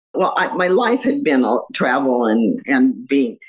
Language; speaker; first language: English; native; English